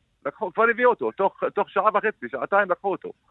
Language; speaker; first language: Hebrew; non-native, local second language; Arabic